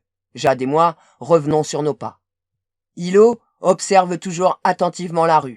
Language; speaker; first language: French; native; French